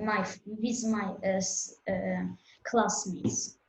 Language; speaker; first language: English; non-native, learner; Azerbaijani